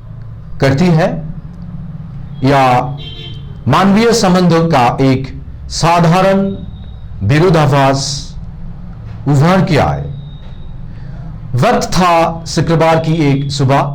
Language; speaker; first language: Hindi; non-native, local second language; Bangla